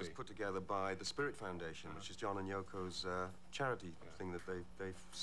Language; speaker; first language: English; native; English